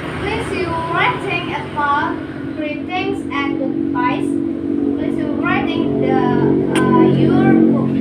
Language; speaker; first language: English; non-native, learner; Indonesian